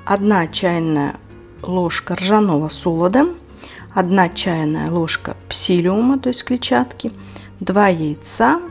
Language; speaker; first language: Russian; native; Russian